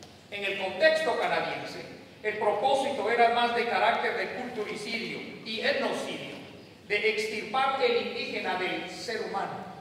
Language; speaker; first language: Spanish; native; Spanish